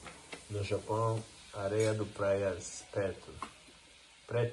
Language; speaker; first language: Portuguese; non-native, learner; English